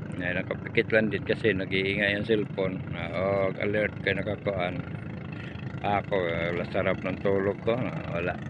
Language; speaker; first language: Filipino; non-native, local second language; Cebuano